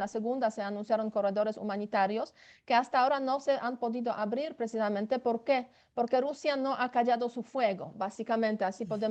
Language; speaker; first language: Spanish; non-native, fluent; Polish